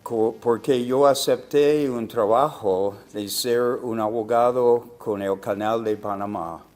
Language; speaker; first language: Spanish; non-native, fluent; English